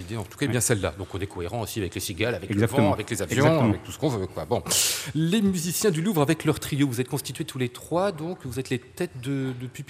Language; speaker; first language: French; native; French